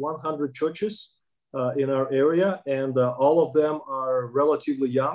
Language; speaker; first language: English; non-native, fluent; Kazakh